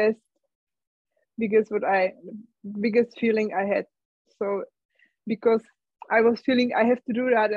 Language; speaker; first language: English; non-native, learner; Czech